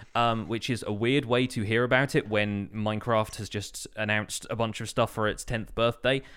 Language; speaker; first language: English; native; English